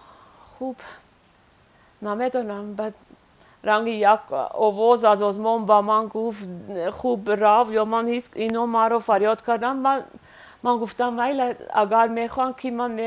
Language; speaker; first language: Persian; non-native, learner; Swiss German